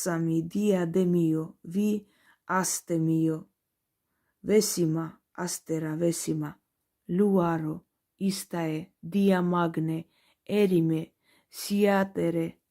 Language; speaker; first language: Russian; native; Russian